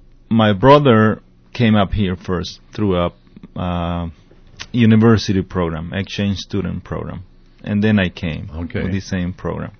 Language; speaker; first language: English; non-native, fluent; Spanish